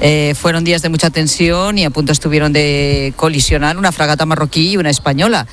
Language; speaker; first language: Spanish; native; Spanish